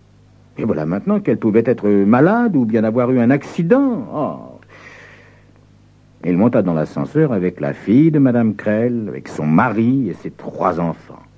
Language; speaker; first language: French; native; French